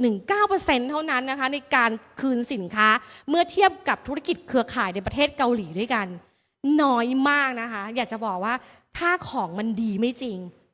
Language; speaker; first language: Thai; native; Thai